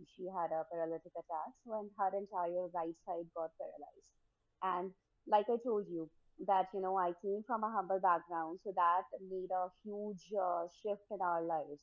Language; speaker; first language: English; non-native, local second language; Hindi